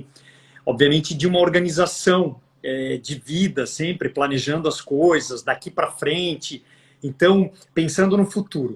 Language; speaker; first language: Portuguese; native; Portuguese